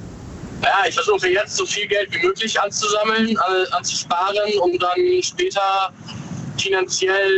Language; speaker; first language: German; native; German